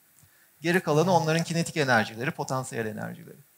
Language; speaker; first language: Turkish; native; Turkish